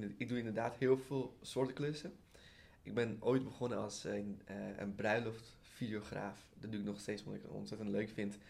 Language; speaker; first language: Dutch; early bilingual, other home language; Persian